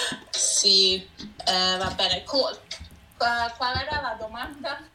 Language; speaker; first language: Italian; early bilingual, heritage; Italian